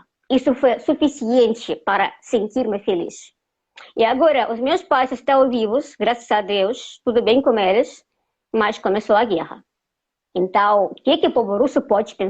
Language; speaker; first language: Portuguese; non-native, fluent; Russian